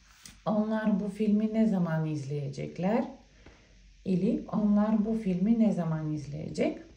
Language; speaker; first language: Turkish; non-native, fluent; Bulgarian